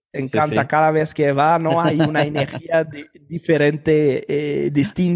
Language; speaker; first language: Spanish; non-native, fluent; French